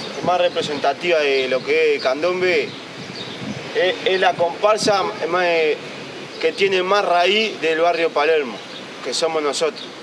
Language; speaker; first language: Spanish; native; Spanish